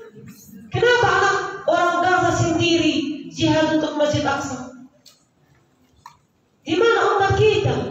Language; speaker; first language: Indonesian; non-native, learner; Arabic